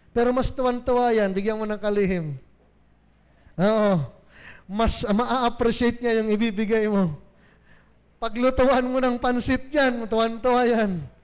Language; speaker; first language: Filipino; non-native, local second language; Bikol